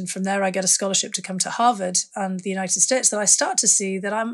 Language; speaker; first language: English; native; English